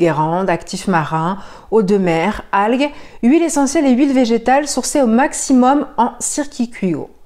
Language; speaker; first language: French; native; French